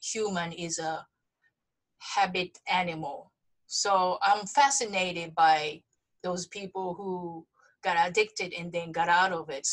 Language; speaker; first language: English; non-native, fluent; Japanese